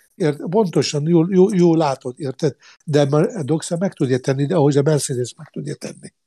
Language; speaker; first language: Hungarian; non-native, fluent; Arabic